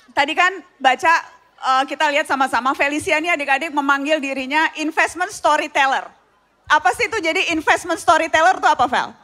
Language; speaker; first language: Indonesian; native; Indonesian